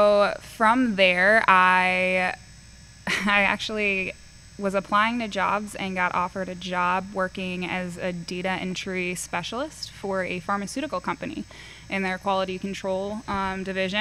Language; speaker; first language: English; native; English